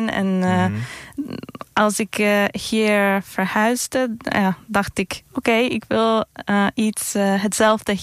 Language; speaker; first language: Dutch; non-native, fluent; Turkish